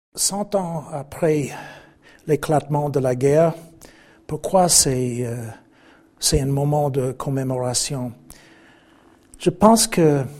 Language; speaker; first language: French; non-native, fluent; English